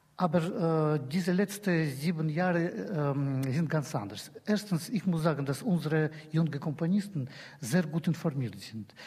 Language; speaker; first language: German; non-native, learner; Russian